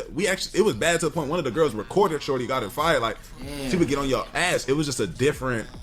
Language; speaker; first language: English; native; English